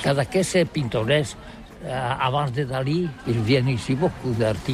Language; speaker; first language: French; non-native, learner; Catalan